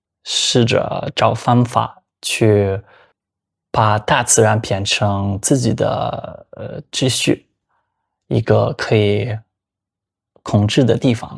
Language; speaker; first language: Chinese; non-native, fluent; Spanish